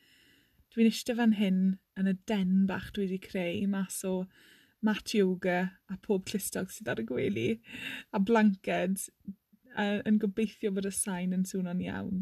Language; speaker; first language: Welsh; non-native, local second language; English